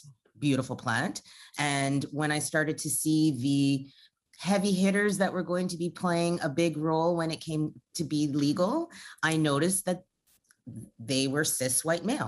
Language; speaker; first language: English; native; English